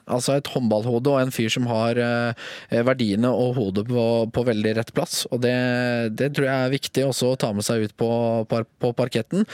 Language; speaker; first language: Norwegian; native; Norwegian